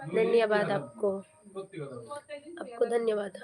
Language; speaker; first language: Hindi; non-native, local second language; Bangla